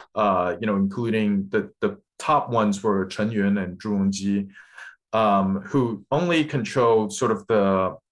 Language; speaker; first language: English; non-native, local second language; Cantonese